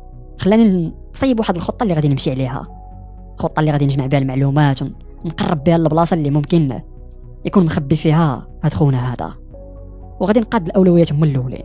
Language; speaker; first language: Arabic; native; Arabic